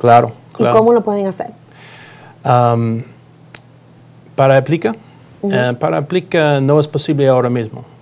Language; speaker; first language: Spanish; non-native, learner; English